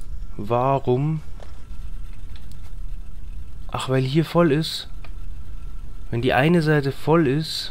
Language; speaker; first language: German; native; German